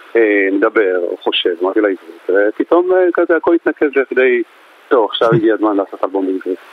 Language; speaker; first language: Hebrew; early bilingual, other home language; Amharic